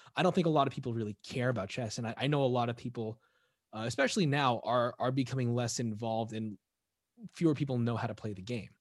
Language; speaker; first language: English; early bilingual, other home language; Filipino